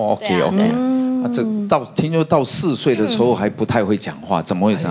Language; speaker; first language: Chinese; native; Chinese